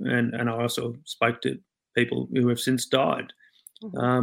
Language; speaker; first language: English; native; English